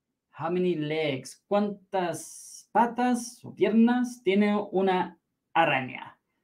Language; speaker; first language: Spanish; non-native, fluent; English